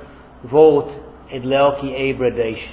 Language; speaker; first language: Hungarian; non-native, fluent; German